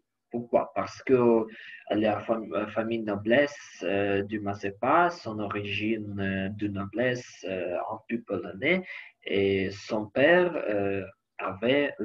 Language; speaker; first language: French; non-native, learner; Ukrainian